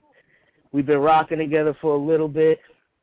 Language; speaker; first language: English; native; English